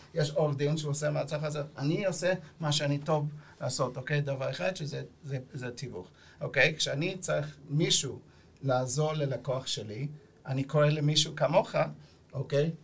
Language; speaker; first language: Hebrew; non-native, fluent; English